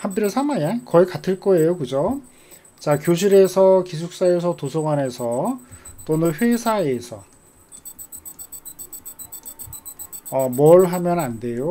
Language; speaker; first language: Korean; native; Korean